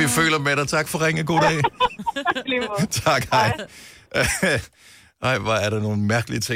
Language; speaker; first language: Danish; native; Danish